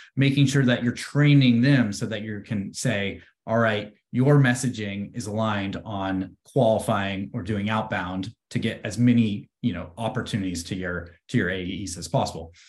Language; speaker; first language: English; native; English